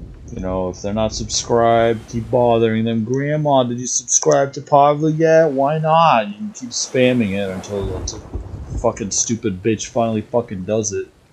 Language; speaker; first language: English; early bilingual, other home language; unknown